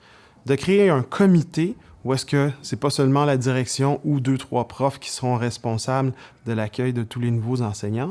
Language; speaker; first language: French; native; French